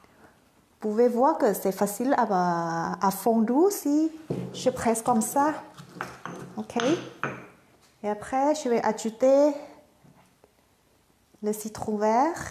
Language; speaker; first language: French; non-native, fluent; Thai